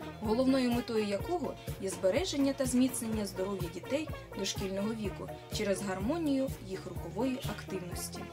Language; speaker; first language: Ukrainian; native; Ukrainian